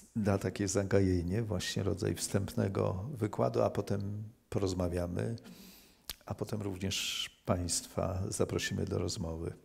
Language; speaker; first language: Polish; native; Polish